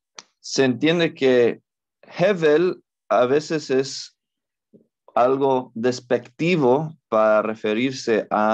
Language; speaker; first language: Spanish; non-native, fluent; English